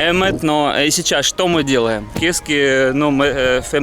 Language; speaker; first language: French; non-native, learner; Russian